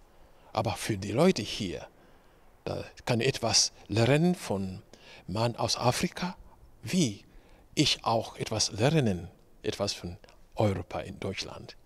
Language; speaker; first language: German; non-native, learner; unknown